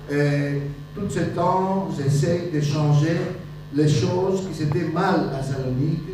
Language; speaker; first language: French; non-native, fluent; Greek